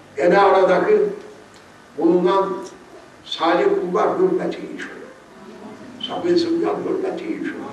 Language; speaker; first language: Turkish; native; Turkish